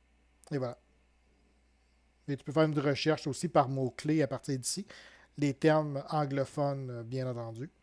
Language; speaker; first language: French; native; French